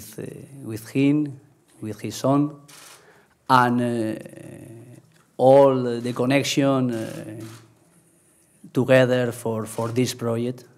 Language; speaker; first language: English; non-native, learner; Spanish